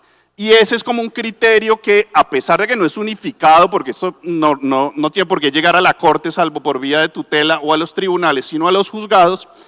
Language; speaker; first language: Spanish; native; Spanish